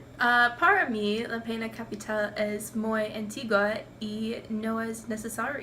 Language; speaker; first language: Spanish; non-native, learner; English